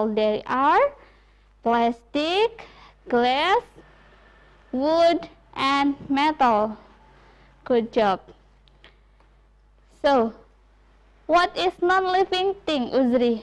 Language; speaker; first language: English; non-native, fluent; Indonesian